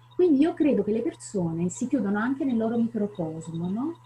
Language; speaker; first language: Italian; native; Italian